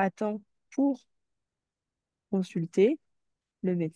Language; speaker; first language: French; native; French